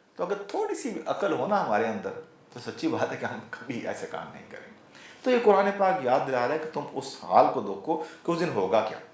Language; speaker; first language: Urdu; non-native, local second language; Punjabi